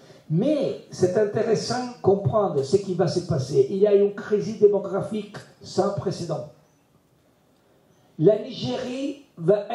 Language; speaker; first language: French; non-native, learner; Italian